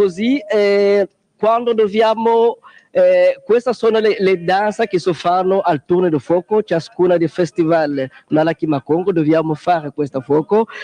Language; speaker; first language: Italian; non-native, learner; Kongo